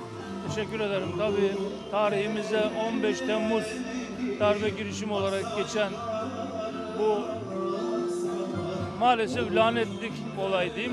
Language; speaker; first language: Turkish; native; Turkish